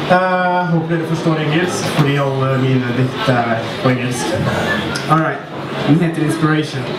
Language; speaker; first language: Norwegian; early bilingual, other home language; Somali